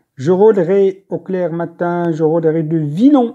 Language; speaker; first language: French; non-native, local second language; Arabic